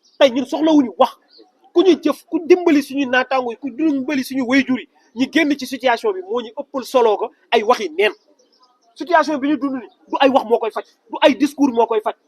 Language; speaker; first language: Wolof; non-native, local second language; Soninke